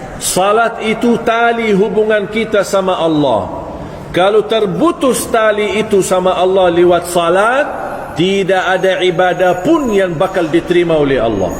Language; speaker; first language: Malay; non-native, fluent; Arabic